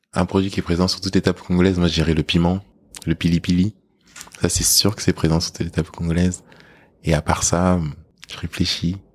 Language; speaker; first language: French; early bilingual, other home language; English